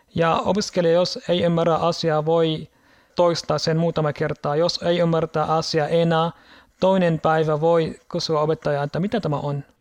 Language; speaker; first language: Finnish; non-native, learner; Arabic